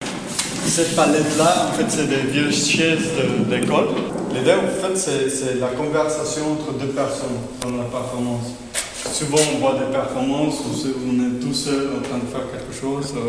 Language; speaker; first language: French; non-native, fluent; Spanish